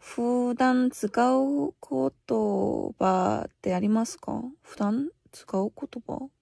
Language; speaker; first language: Japanese; non-native, learner; Korean